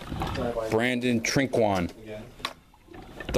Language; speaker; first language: English; native; English